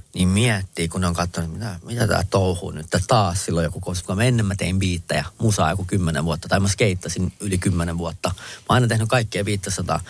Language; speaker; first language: Finnish; early bilingual, other home language; Kurdish